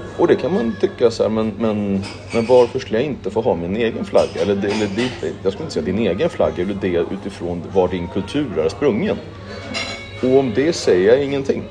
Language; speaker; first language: Swedish; native; Swedish